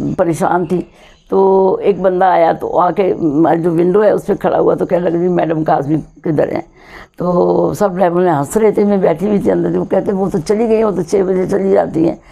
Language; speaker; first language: Urdu; non-native, local second language; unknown